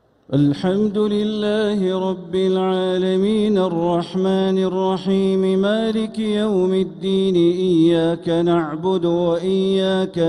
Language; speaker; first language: Arabic; native; Arabic